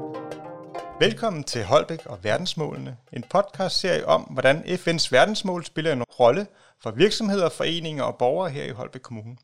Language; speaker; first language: Danish; native; Danish